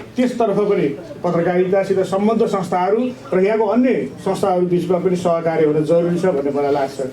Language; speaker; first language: Nepali; native; Nepali